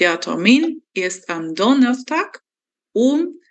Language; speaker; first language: German; non-native, fluent; Spanish